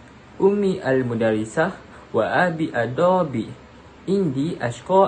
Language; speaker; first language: Arabic; non-native, learner; Malay